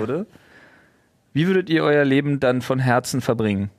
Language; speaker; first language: German; native; German